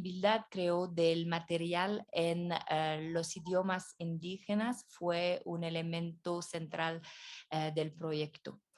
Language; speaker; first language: Spanish; non-native, fluent; French